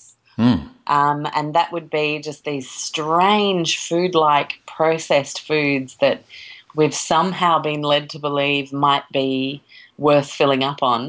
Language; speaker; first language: English; native; English